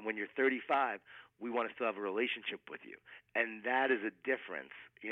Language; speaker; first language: English; native; English